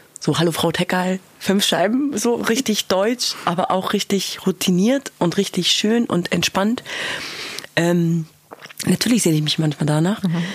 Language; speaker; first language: German; early bilingual, other home language; Kurdish